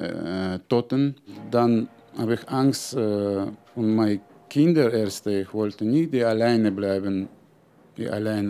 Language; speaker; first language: German; non-native, learner; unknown